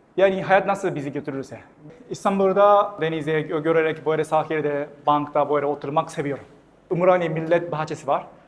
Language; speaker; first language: Turkish; non-native, fluent; Japanese